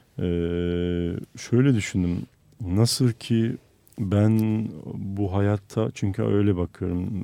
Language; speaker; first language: Turkish; non-native, local second language; Armenian